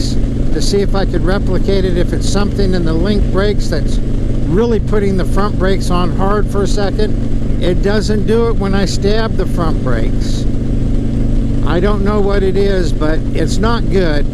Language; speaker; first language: English; native; English